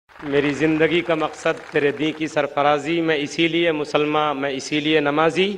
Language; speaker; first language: Hindi; native; Hindi